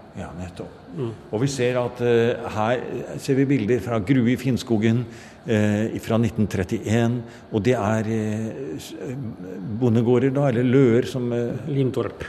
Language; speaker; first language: Norwegian; native; Norwegian